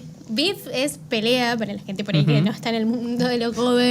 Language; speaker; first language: Spanish; native; Spanish